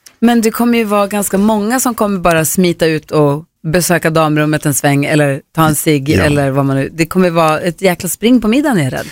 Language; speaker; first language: Swedish; native; Swedish